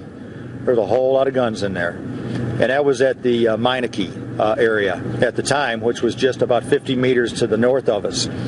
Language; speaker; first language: English; native; English